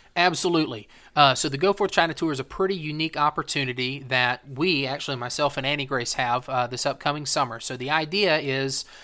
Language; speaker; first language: English; native; English